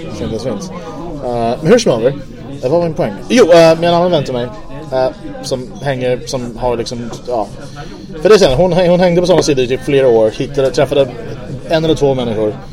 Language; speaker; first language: Swedish; native; Swedish